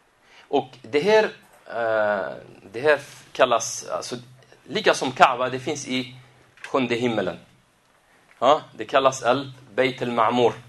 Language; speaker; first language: Swedish; non-native, fluent; Arabic